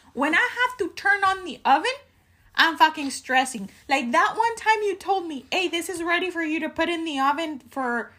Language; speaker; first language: English; early bilingual, other home language; Spanish